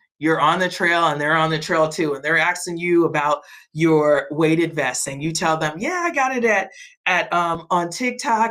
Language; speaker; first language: English; native; English